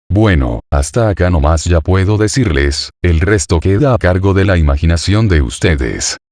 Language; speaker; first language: Spanish; native; Spanish